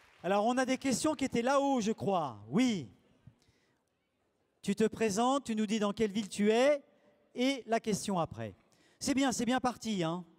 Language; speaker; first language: French; native; French